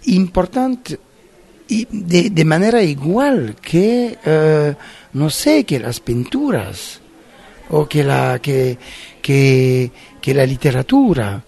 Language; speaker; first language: Spanish; non-native, fluent; French